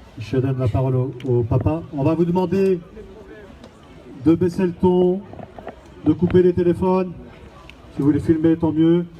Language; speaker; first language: French; native; French